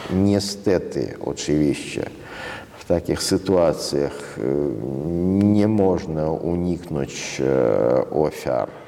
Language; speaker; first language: Polish; non-native, fluent; Russian